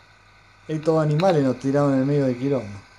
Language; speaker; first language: Spanish; native; Spanish